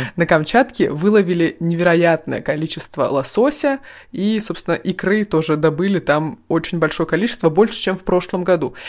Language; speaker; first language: Russian; native; Russian